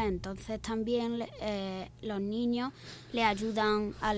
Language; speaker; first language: Spanish; native; Spanish